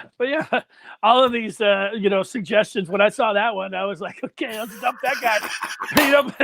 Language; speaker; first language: English; native; English